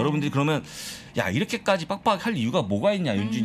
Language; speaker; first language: Korean; native; Korean